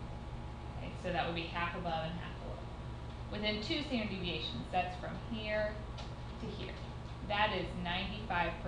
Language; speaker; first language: English; native; English